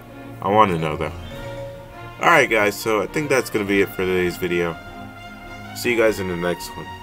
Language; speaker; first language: English; native; English